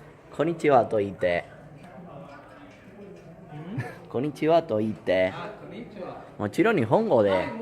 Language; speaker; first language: Japanese; non-native, learner; Spanish